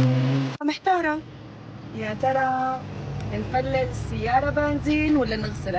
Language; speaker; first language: Arabic; native; Arabic